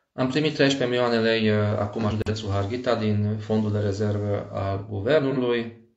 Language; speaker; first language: Romanian; non-native, local second language; Hungarian